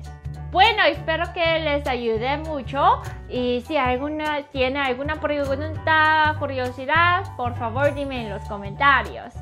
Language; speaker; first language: Spanish; non-native, learner; Korean